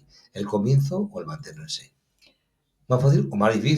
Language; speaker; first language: Spanish; native; Spanish